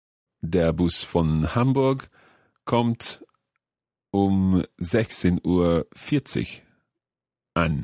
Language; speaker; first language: German; non-native, learner; English